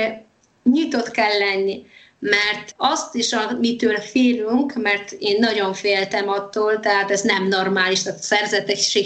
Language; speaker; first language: Hungarian; non-native, fluent; Polish